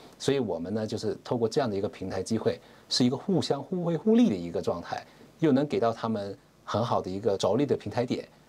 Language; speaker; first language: Chinese; non-native, local second language; Cantonese